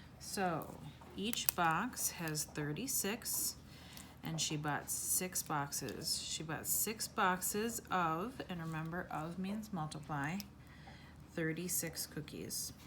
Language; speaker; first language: English; native; English